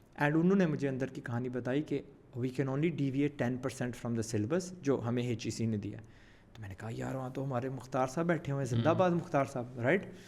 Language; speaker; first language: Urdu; early bilingual, heritage; Urdu